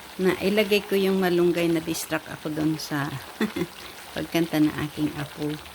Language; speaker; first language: Filipino; non-native, local second language; Bikol